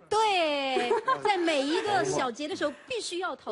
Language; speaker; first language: Chinese; native; Chinese